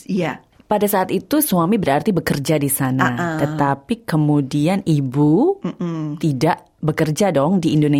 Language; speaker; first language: Indonesian; native; Indonesian